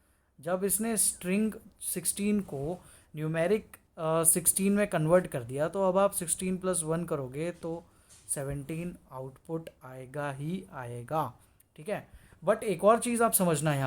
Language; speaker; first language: Hindi; native; Hindi